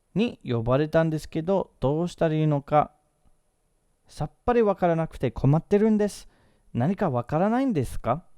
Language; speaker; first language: Japanese; non-native, fluent; English